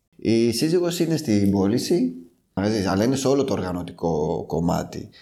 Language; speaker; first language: Greek; native; Greek